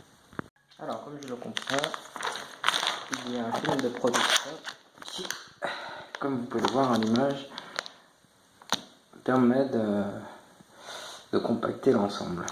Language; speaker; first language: French; native; French